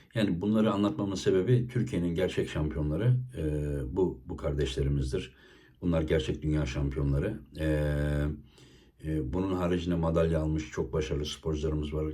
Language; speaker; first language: Turkish; native; Turkish